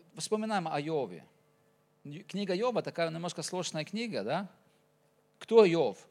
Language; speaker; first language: Russian; non-native, fluent; Norwegian